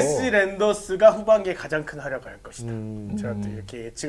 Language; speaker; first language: Korean; native; Korean